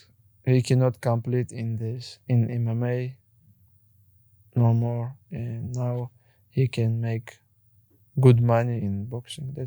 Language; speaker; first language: English; non-native, learner; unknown